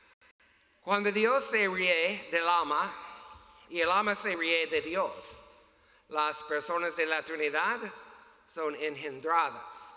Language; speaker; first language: Spanish; non-native, learner; English